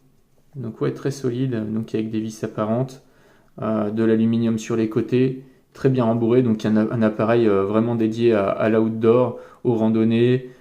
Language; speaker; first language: French; native; French